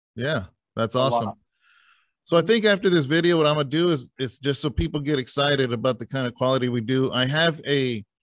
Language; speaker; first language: English; native; English